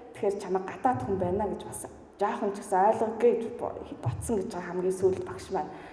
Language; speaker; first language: Mongolian; native; Mongolian